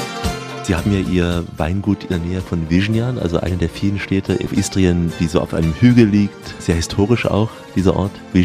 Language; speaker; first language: German; native; German